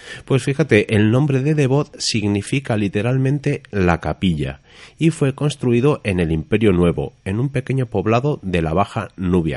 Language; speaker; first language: Spanish; native; Spanish